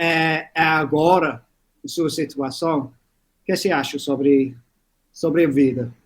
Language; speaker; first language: Portuguese; non-native, learner; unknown